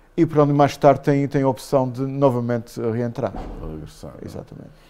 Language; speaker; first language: Portuguese; native; Portuguese